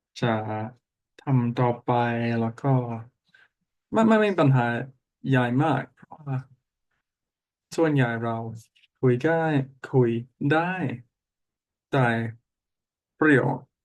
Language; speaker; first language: Thai; non-native, learner; English